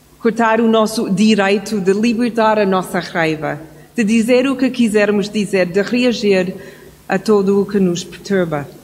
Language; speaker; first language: Portuguese; non-native, fluent; English